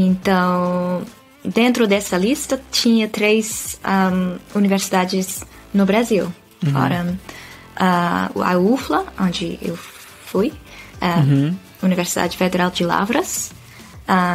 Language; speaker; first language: Portuguese; non-native, fluent; Dutch